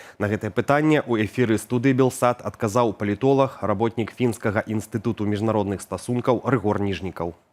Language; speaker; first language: Belarusian; native; Belarusian